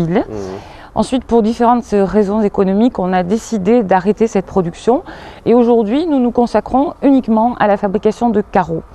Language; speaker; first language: French; native; French